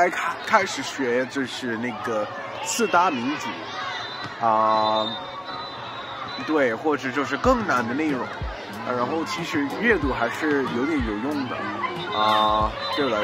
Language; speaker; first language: Chinese; non-native, fluent; English